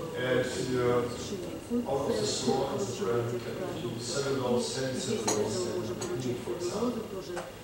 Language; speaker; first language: English; non-native, fluent; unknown